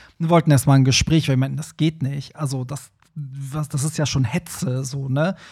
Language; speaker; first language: German; early bilingual, other home language; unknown